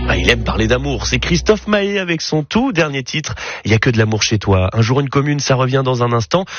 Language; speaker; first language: French; native; French